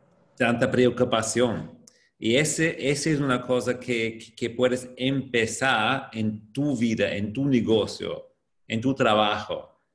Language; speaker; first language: Spanish; non-native, fluent; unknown